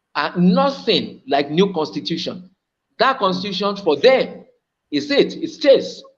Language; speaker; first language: English; non-native, local second language; Yoruba